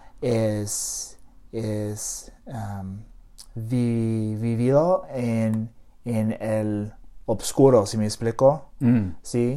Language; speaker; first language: Spanish; non-native, learner; English